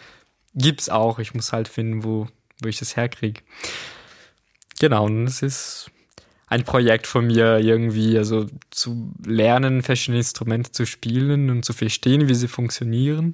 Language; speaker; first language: German; non-native, fluent; Portuguese